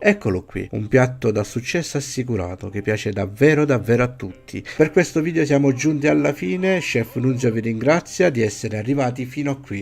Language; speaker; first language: Italian; native; Italian